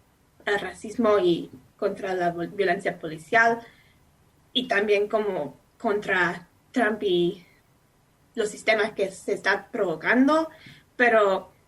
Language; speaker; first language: Spanish; non-native, fluent; English